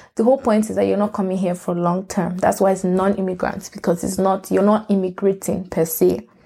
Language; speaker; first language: English; non-native, local second language; Yoruba